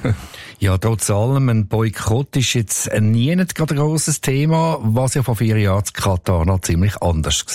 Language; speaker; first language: German; native; German